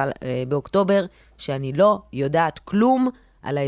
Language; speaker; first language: Hebrew; native; Hebrew